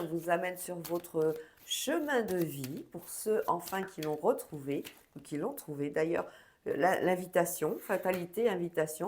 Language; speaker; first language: French; native; French